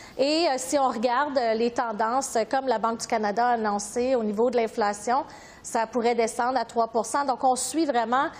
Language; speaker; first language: French; native; French